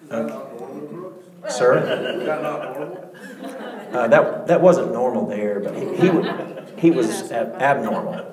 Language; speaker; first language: English; native; English